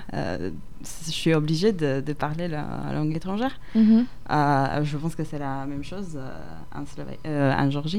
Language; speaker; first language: French; non-native, fluent; Slovak